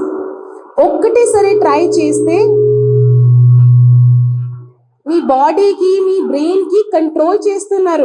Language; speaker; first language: Telugu; non-native, fluent; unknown